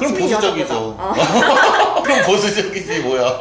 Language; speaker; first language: Korean; native; Korean